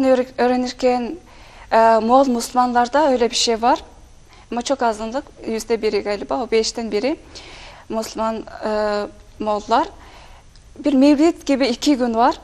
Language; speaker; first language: Turkish; non-native, fluent; Mongolian